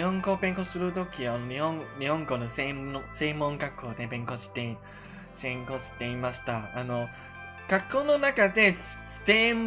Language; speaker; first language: Japanese; non-native, learner; Cantonese